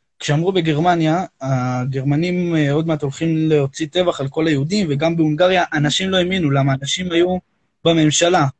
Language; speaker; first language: Hebrew; native; Hebrew